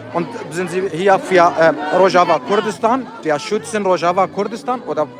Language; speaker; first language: German; non-native, learner; Kurdish